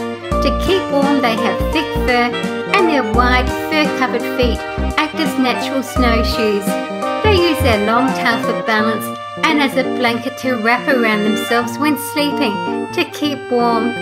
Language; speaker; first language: English; native; English